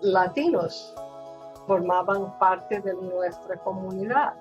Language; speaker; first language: Spanish; non-native, fluent; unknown